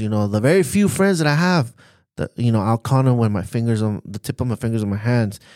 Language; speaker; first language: English; native; English